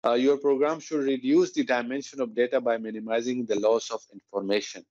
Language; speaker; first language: English; non-native, local second language; Urdu